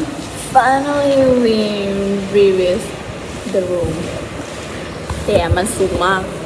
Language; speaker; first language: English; non-native, learner; Thai